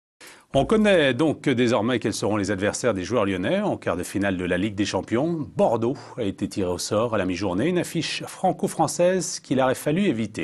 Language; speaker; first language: French; native; French